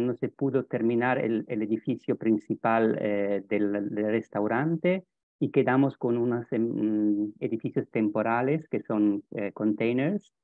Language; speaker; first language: Spanish; non-native, fluent; Italian